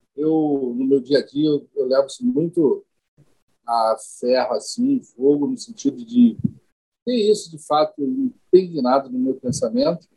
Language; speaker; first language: Portuguese; native; Portuguese